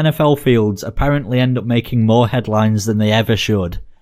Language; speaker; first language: English; native; English